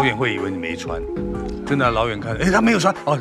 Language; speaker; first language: Chinese; native; Chinese